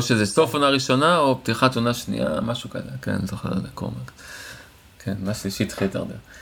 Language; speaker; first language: Hebrew; native; Hebrew